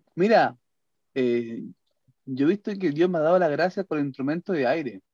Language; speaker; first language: Spanish; native; Spanish